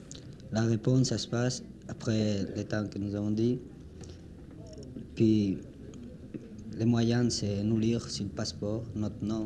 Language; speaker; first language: French; non-native, learner; Spanish